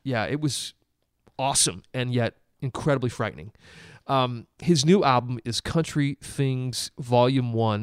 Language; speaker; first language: English; native; English